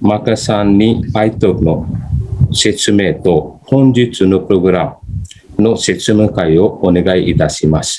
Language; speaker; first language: Japanese; non-native, fluent; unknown